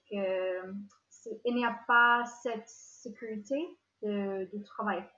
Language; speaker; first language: French; non-native, fluent; English